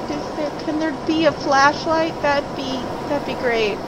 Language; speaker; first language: English; native; English